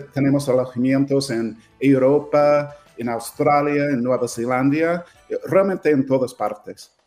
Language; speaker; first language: Spanish; non-native, fluent; English